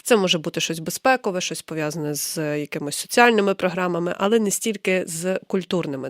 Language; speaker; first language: Ukrainian; native; Ukrainian